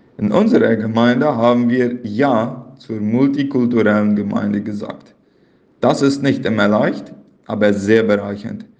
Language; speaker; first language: German; early bilingual, heritage; Plautdietsch